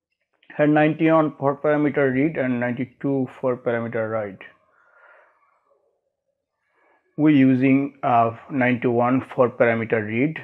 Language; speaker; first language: English; non-native, learner; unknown